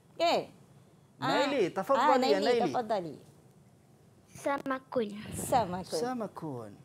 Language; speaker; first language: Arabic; non-native, fluent; Malay